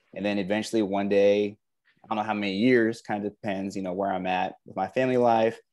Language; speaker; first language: English; native; English